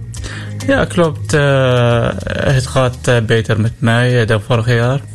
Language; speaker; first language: Dutch; non-native, learner; Arabic